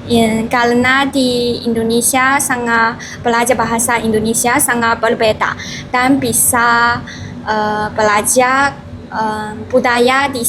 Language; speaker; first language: Indonesian; non-native, learner; Chinese